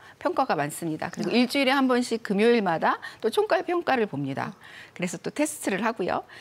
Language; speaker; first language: Korean; native; Korean